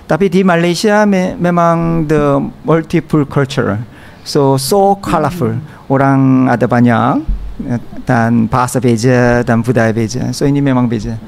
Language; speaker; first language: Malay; non-native, learner; Korean